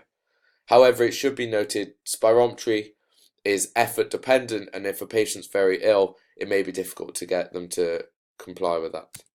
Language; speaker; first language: English; native; English